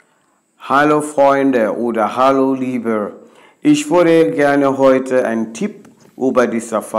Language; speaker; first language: German; non-native, learner; Swahili